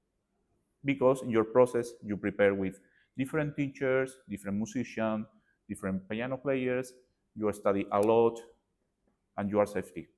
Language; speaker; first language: English; non-native, learner; Spanish